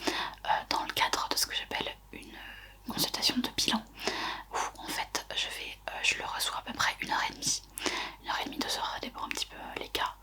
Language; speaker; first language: French; native; French